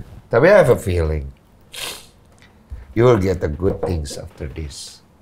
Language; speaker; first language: English; non-native, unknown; Indonesian